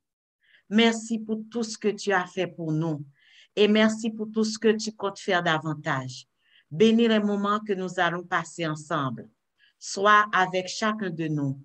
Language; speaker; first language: French; non-native, local second language; Haitian Creole